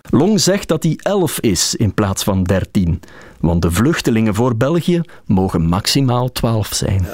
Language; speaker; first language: Dutch; native; Dutch